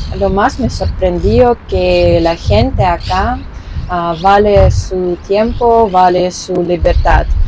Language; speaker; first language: Spanish; non-native, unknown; Russian